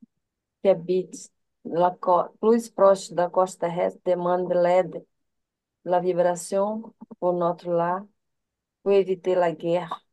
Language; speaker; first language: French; non-native, learner; Portuguese